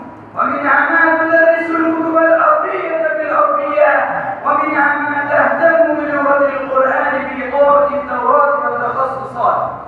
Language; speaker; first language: Arabic; non-native, learner; Urdu